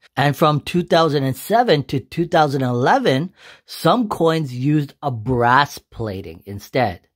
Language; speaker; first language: English; native; English